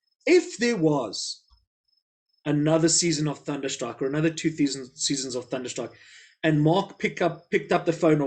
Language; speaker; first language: English; native; English